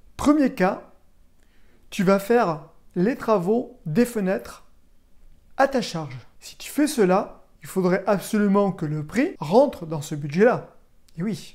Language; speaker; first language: French; native; French